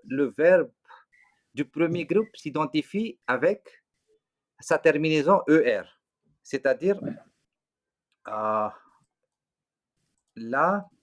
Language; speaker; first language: French; non-native, fluent; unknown